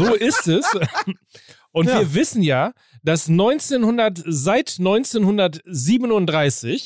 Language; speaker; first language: German; native; German